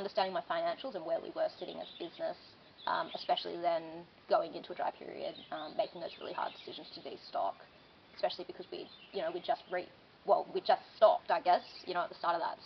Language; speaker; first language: English; native; English